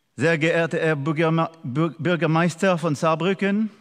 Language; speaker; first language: German; non-native, learner; French